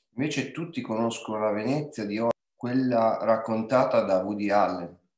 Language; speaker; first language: Italian; native; Italian